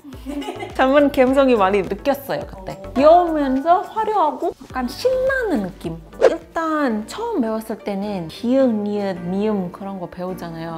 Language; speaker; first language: Korean; non-native, fluent; Indonesian